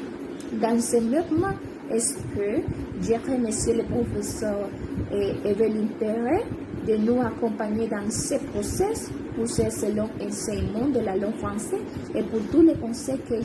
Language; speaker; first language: French; non-native, learner; Spanish